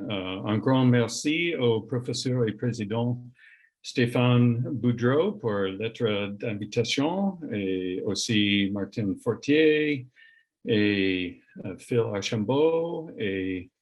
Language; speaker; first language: French; non-native, learner; English